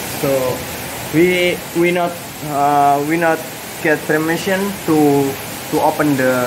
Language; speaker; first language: English; non-native, learner; Indonesian